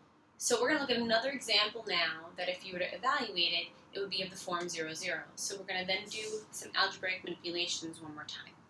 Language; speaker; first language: English; native; English